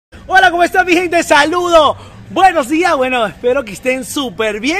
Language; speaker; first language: Spanish; native; Spanish